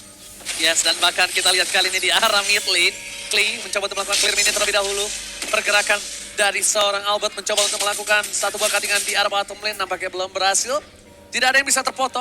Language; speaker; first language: Indonesian; native; Indonesian